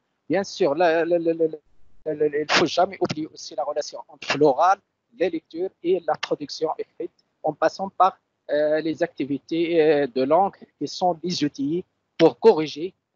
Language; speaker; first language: French; non-native, local second language; Arabic